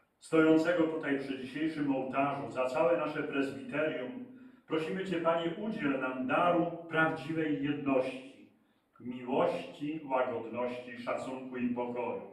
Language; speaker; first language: Polish; native; Polish